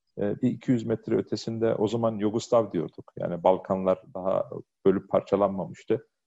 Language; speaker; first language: Turkish; early bilingual, heritage; Turkish